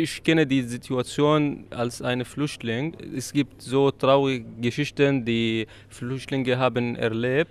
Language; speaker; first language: German; non-native, learner; Arabic